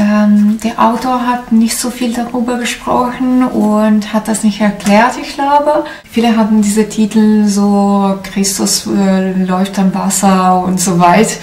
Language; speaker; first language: German; non-native, learner; Italian